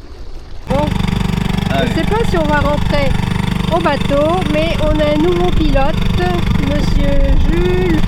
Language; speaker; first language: French; native; French